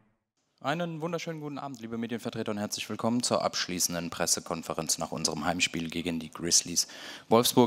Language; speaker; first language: German; native; German